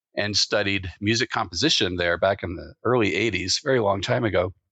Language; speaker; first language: English; native; English